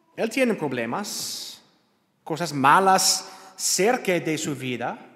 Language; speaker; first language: Spanish; non-native, learner; English